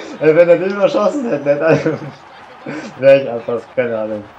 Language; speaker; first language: German; native; German